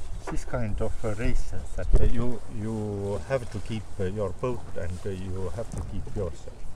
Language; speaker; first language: English; non-native, learner; Estonian